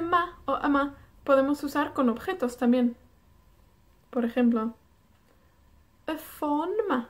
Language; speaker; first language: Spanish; non-native, fluent; Welsh